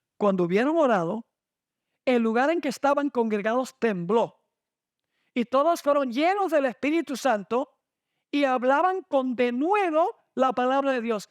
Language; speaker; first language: Spanish; non-native, fluent; English